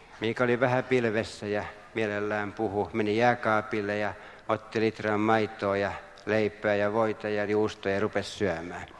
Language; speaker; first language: Finnish; native; Finnish